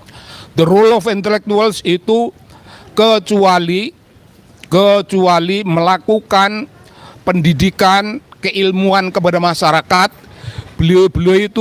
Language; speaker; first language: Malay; non-native, local second language; Javanese